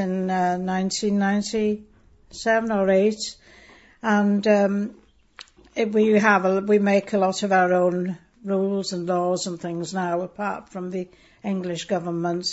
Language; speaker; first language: English; non-native, local second language; Welsh